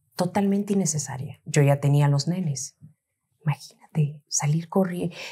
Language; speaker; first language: Spanish; native; Spanish